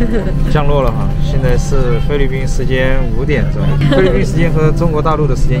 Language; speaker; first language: Chinese; native; Chinese